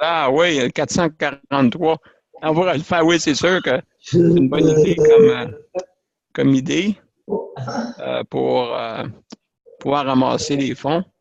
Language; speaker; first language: French; native; French